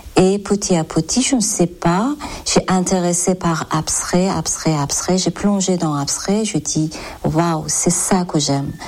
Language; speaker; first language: French; non-native, learner; Persian